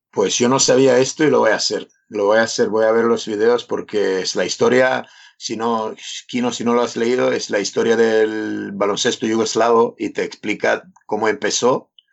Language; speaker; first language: Spanish; non-native, fluent; Serbian